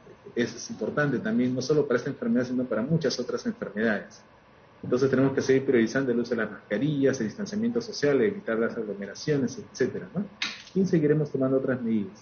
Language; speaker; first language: Spanish; native; Spanish